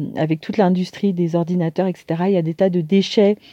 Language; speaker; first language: French; native; French